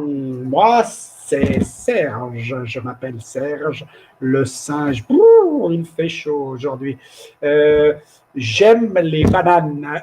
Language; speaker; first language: French; non-native, fluent; English